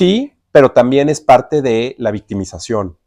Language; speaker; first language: Spanish; native; Spanish